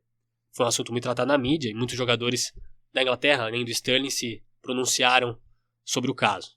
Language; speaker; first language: Portuguese; native; Portuguese